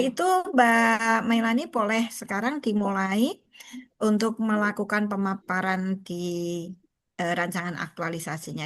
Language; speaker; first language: Indonesian; native; Indonesian